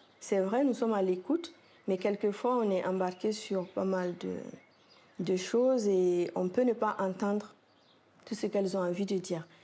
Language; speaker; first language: French; native; French